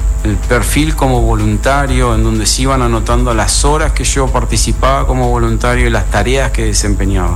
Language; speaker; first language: Spanish; native; Spanish